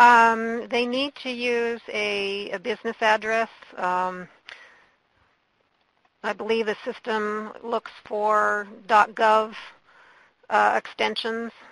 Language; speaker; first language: English; native; English